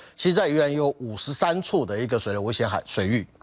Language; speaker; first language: Chinese; native; Chinese